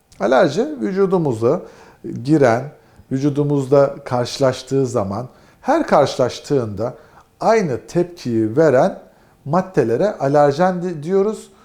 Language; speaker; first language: Turkish; native; Turkish